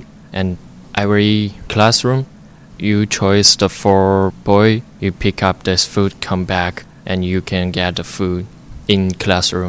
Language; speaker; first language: English; non-native, learner; Chinese